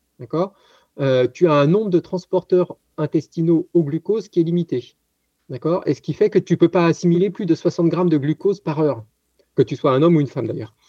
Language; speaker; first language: French; native; French